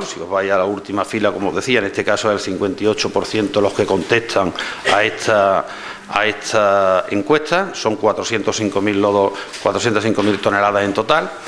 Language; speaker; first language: Spanish; native; Spanish